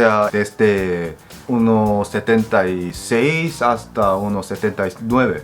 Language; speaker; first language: Spanish; non-native, fluent; Korean